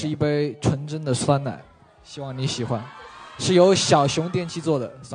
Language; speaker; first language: Chinese; native; Chinese